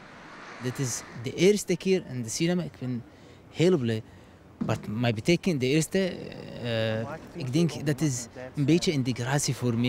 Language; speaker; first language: Dutch; non-native, learner; Arabic